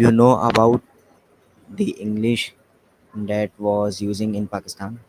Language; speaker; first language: English; non-native, learner; Urdu